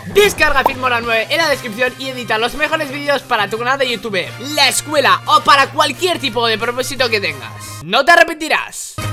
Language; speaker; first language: Spanish; native; Spanish